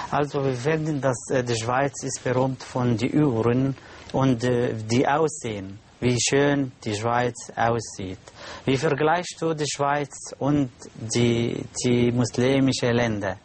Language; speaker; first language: German; non-native, learner; Arabic